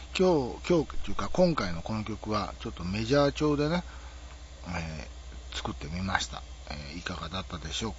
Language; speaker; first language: Japanese; native; Japanese